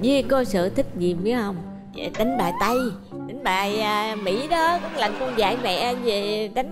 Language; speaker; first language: Vietnamese; native; Vietnamese